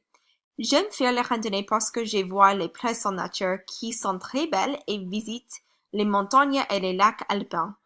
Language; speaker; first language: French; non-native, learner; English